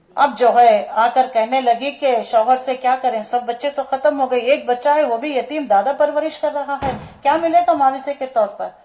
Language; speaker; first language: Urdu; native; Urdu